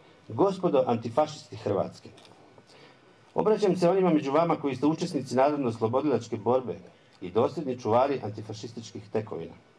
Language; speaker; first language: Croatian; native; Croatian